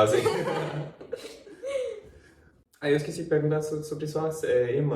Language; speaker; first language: Portuguese; non-native, fluent; English